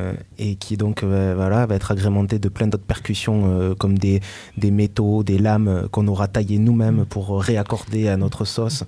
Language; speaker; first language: French; native; French